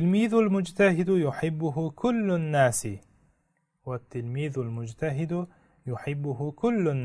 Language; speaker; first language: Arabic; non-native, fluent; Uzbek